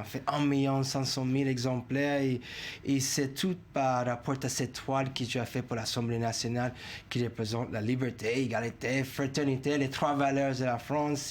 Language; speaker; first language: French; non-native, fluent; English